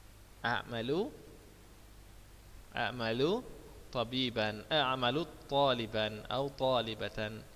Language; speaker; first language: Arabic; non-native, fluent; Indonesian